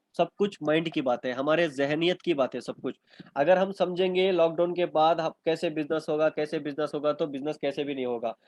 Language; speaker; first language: Hindi; non-native, local second language; Urdu